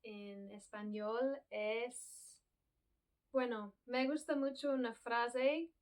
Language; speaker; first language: Spanish; non-native, fluent; English